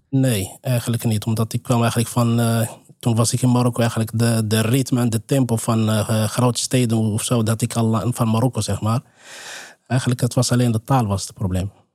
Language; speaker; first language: Dutch; non-native, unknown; Arabic